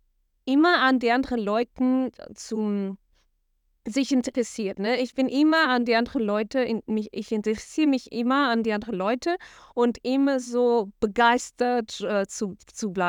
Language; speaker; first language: German; non-native, fluent; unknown